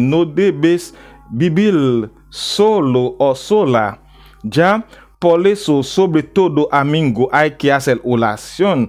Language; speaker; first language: Spanish; non-native, learner; Haitian Creole